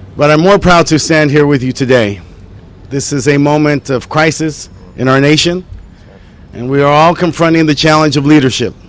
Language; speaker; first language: English; early bilingual, other home language; Spanish